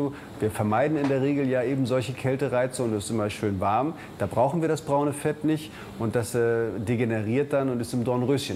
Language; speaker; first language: German; native; German